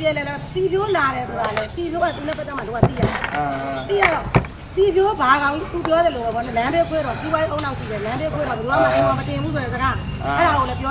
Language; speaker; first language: Burmese; native; Burmese